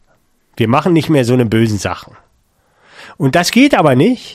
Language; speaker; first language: German; native; German